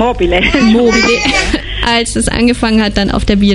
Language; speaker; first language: German; native; German